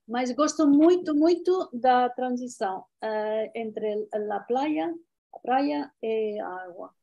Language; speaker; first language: Portuguese; non-native, learner; Spanish